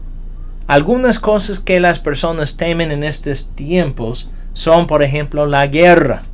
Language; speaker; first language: Spanish; non-native, fluent; English